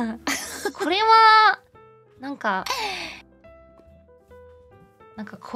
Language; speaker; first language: Japanese; non-native, learner; English